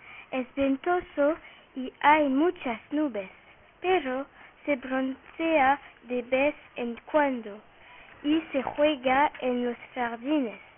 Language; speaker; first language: Spanish; non-native, learner; French